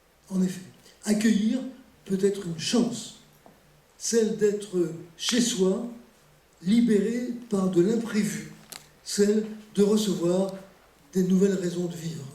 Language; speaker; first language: French; native; French